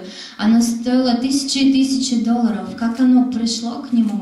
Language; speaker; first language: Russian; native; Russian